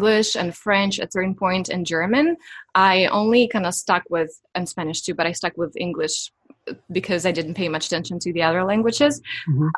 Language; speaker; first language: English; non-native, fluent; Ukrainian